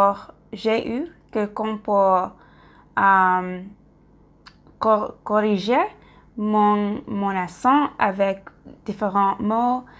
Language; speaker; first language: French; non-native, learner; English